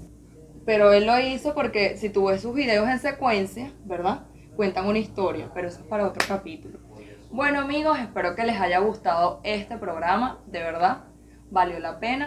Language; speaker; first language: Spanish; native; Spanish